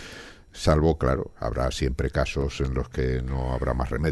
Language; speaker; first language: Spanish; native; Spanish